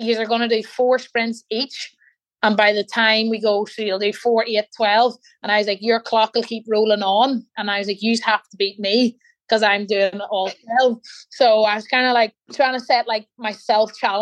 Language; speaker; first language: English; native; English